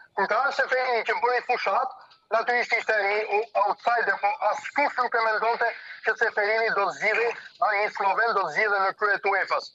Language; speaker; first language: Albanian; early bilingual, heritage; Albanian